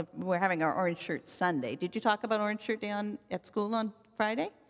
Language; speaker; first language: English; native; English